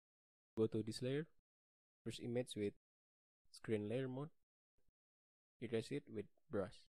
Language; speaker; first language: English; non-native, learner; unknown